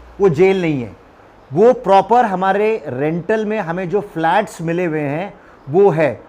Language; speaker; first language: Hindi; non-native, local second language; Marathi